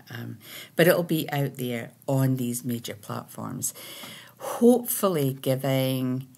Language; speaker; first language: English; native; English